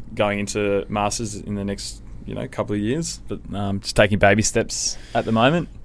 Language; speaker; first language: English; native; English